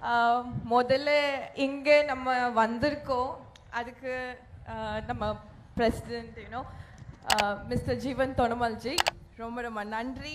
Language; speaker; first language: Tamil; non-native, learner; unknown